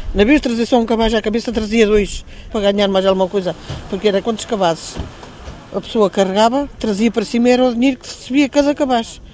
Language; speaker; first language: Portuguese; native; Portuguese